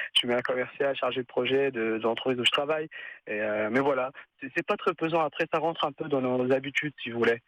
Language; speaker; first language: French; non-native, local second language; Arabic